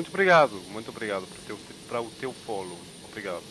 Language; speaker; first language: Portuguese; non-native, learner; German